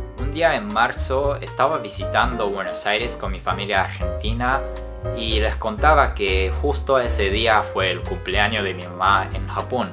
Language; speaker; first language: Spanish; non-native, fluent; Japanese